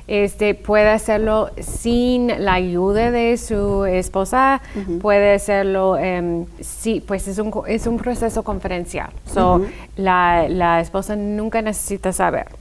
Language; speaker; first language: Spanish; non-native, fluent; English